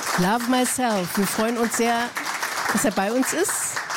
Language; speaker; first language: German; native; German